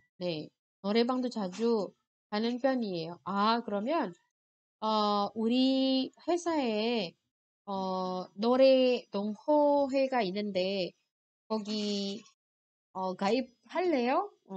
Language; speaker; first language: Korean; non-native, fluent; Indonesian